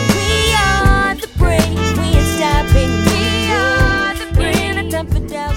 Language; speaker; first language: English; native; English